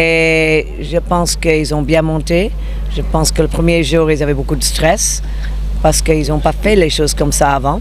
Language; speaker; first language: French; non-native, learner; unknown